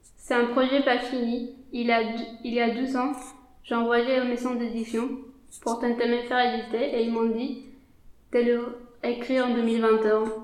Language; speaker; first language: French; non-native, fluent; Spanish